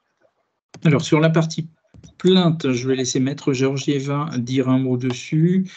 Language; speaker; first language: French; native; French